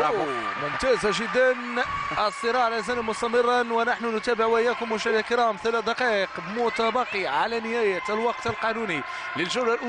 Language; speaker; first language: Arabic; native; Arabic